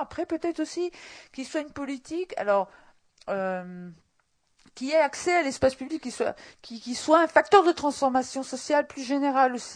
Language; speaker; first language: French; native; French